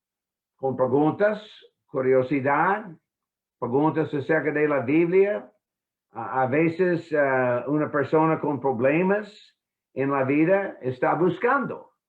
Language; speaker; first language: Spanish; non-native, fluent; English